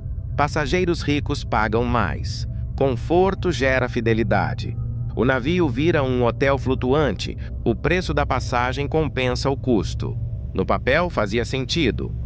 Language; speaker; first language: Portuguese; native; Portuguese